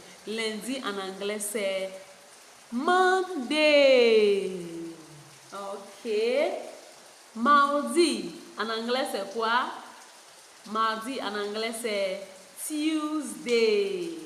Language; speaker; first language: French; non-native, fluent; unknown